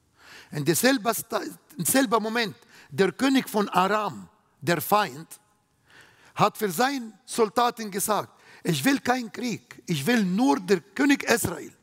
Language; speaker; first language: German; non-native, fluent; Arabic